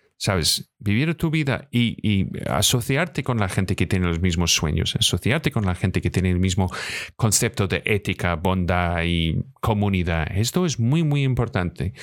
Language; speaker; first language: Spanish; non-native, fluent; English